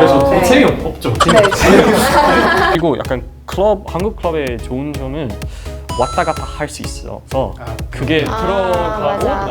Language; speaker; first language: Korean; non-native, fluent; English